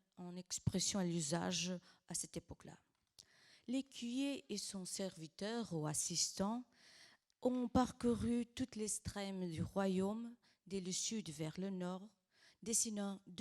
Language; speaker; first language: French; non-native, fluent; Portuguese